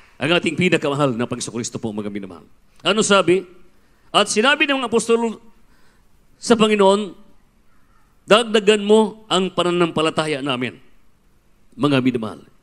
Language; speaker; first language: Filipino; non-native, local second language; Cebuano